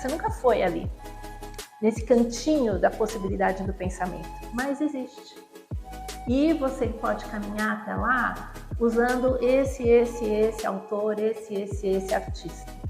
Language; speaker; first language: Portuguese; native; Portuguese